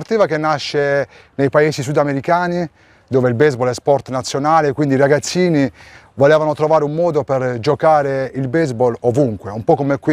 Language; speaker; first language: Italian; native; Italian